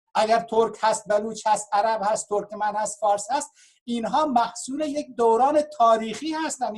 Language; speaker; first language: Persian; non-native, local second language; Baluchi